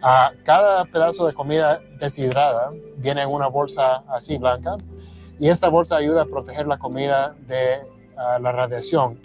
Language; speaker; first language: Spanish; early bilingual, heritage; Spanish